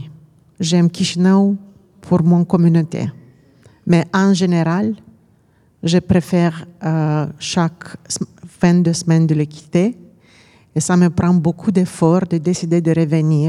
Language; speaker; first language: French; non-native, fluent; Romanian